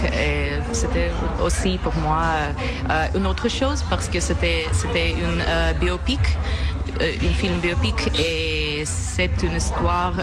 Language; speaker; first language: French; non-native, learner; Russian